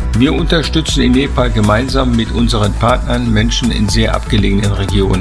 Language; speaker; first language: German; native; German